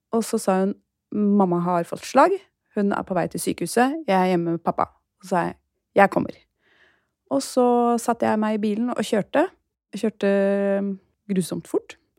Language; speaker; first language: Norwegian; early bilingual, other home language; Turkish